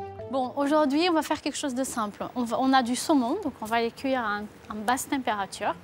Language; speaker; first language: French; non-native, fluent; Portuguese